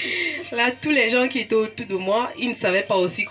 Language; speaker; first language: French; non-native, local second language; English